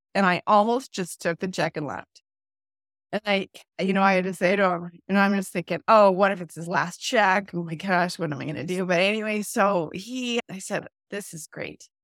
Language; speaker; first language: English; native; English